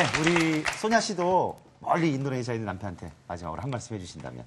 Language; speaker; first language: Korean; native; Korean